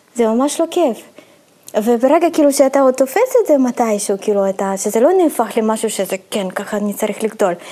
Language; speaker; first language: Hebrew; early bilingual, other home language; Russian